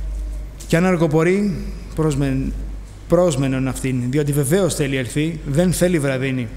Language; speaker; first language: Greek; native; Greek